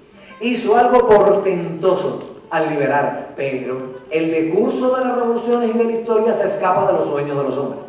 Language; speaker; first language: Spanish; native; Spanish